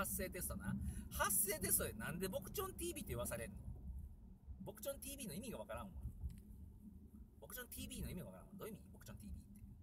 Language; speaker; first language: Japanese; native; Japanese